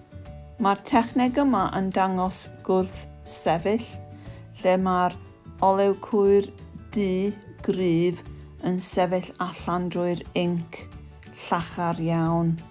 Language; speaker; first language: Welsh; non-native, local second language; English